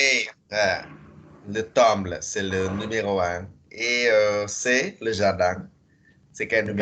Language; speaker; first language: French; non-native, fluent; Khmer